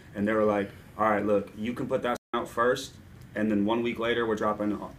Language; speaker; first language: English; native; English